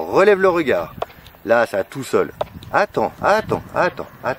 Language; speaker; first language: French; native; French